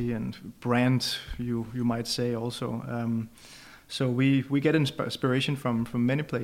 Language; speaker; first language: English; non-native, fluent; Danish